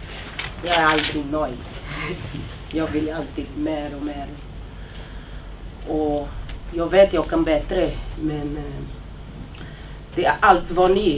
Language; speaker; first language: Swedish; non-native, fluent; Portuguese